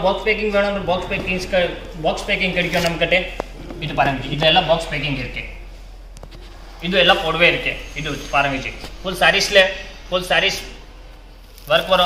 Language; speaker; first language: Tamil; non-native, learner; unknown